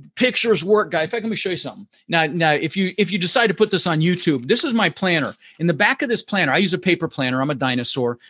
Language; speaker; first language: English; early bilingual, other home language; Dutch